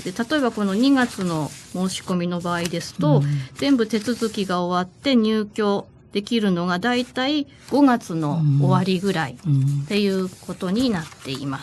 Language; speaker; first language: Japanese; native; Japanese